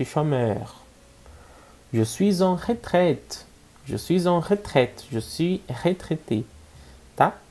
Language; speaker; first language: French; non-native, fluent; Portuguese